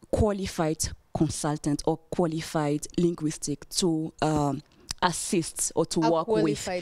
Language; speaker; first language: English; non-native, fluent; French